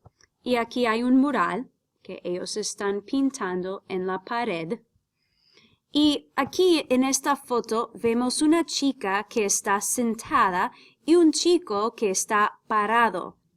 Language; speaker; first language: Spanish; non-native, fluent; English